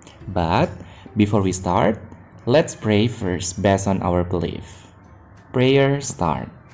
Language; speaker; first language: English; non-native, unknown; Indonesian